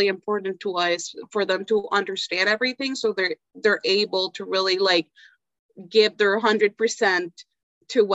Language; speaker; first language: English; non-native, fluent; Spanish